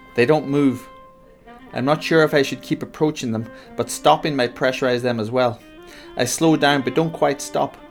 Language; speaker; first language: English; native; English